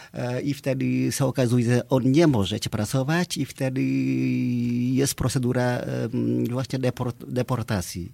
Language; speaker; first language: Polish; non-native, fluent; Vietnamese